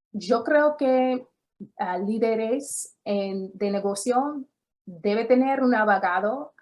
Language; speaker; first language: Spanish; early bilingual, other home language; English